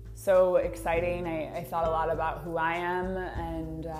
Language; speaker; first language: English; native; English